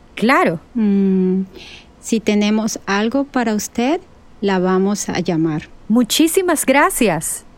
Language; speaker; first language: Spanish; native; Spanish